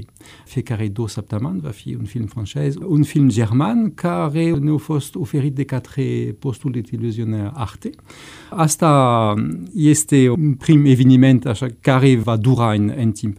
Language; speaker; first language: Romanian; non-native, fluent; French